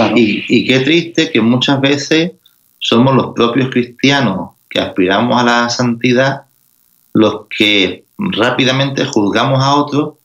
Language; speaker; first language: Spanish; native; Spanish